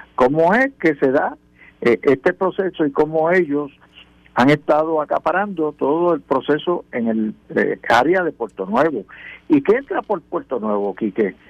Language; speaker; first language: Spanish; native; Spanish